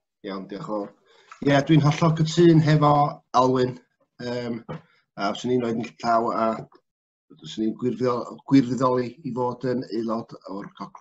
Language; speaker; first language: Welsh; native; Welsh